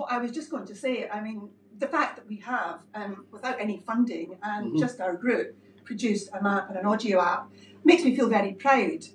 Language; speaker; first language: English; native; English